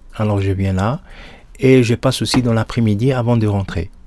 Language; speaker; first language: French; non-native, local second language; Arabic